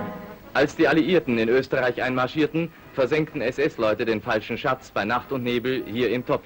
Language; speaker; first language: German; native; German